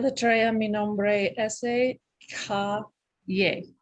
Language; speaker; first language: Spanish; non-native, learner; English